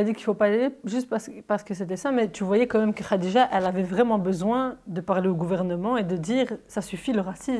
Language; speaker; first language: French; native; French